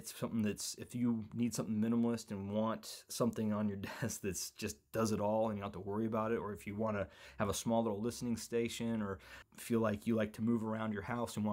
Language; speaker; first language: English; native; English